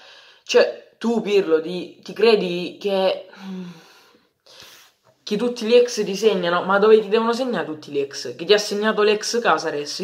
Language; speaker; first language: Italian; native; Italian